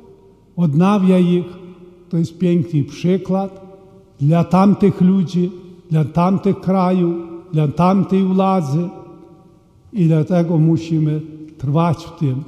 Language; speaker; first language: Polish; early bilingual, heritage; Polish